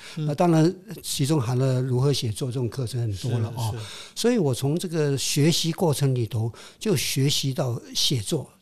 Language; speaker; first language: Chinese; non-native, local second language; Min Nan Chinese